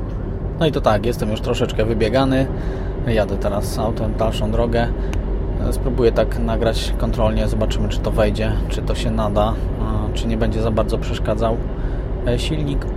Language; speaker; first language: Polish; native; Polish